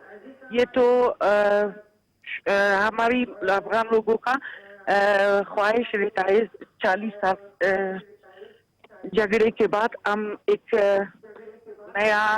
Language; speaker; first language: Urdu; non-native, fluent; Persian